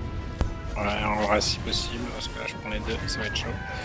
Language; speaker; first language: French; native; French